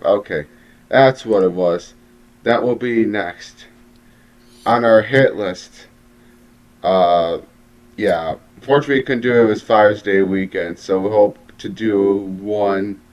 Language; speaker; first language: English; native; English